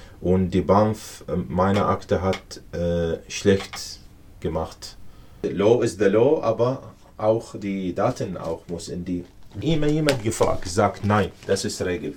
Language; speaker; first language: German; non-native, learner; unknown